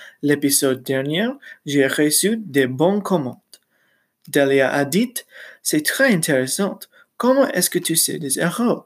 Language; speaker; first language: French; non-native, learner; English